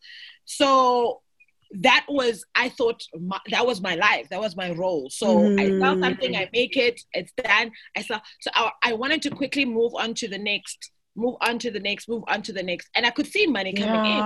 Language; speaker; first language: English; non-native, local second language; Xhosa